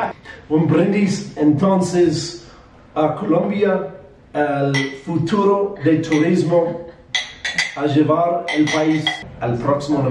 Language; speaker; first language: Spanish; non-native, learner; English